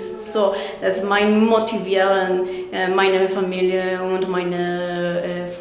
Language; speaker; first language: German; non-native, learner; Spanish